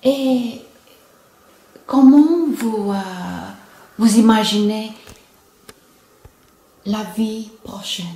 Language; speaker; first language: French; non-native, learner; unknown